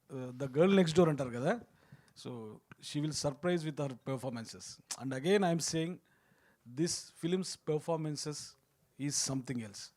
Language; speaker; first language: Telugu; native; Telugu